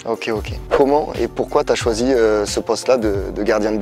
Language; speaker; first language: French; native; French